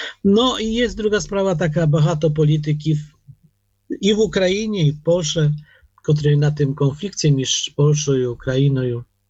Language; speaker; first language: Polish; non-native, learner; Ukrainian